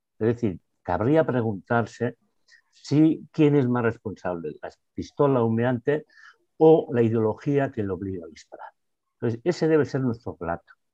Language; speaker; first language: Spanish; non-native, local second language; Basque